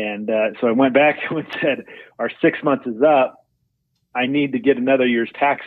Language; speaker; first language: English; native; English